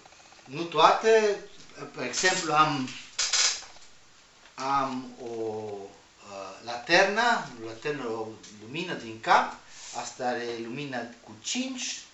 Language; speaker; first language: Romanian; non-native, learner; Spanish